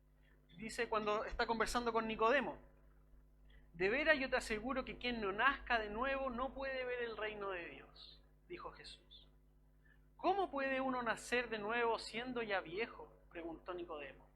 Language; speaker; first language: Spanish; native; Spanish